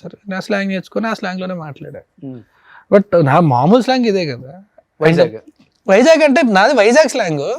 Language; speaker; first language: Telugu; native; Telugu